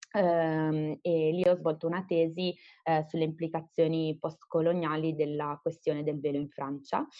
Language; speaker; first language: Italian; native; Italian